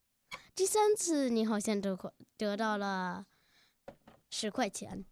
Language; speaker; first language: Chinese; early bilingual, heritage; Chinese